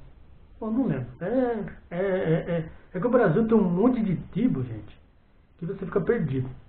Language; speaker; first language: Portuguese; native; Portuguese